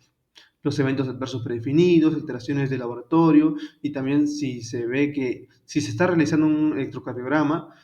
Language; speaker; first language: Spanish; native; Spanish